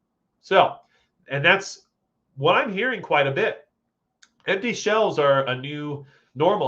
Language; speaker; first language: English; native; English